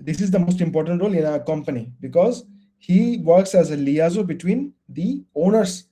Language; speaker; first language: English; non-native, local second language; Bangla